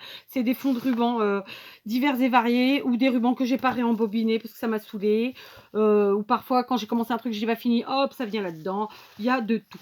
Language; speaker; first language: French; native; French